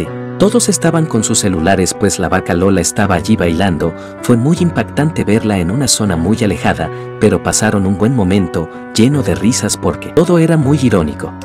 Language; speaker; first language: Spanish; native; Spanish